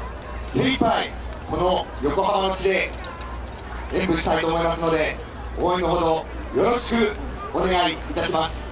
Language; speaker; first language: Japanese; native; Japanese